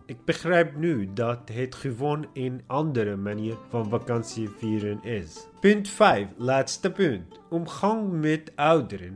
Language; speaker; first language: Dutch; non-native, learner; Arabic